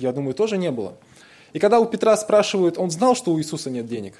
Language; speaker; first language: Russian; native; Russian